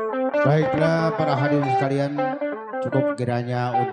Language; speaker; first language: Malay; native; Malay